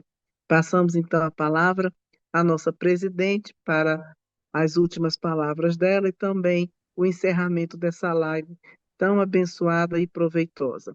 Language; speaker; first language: Portuguese; native; Portuguese